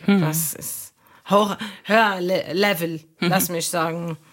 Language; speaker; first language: German; non-native, learner; Arabic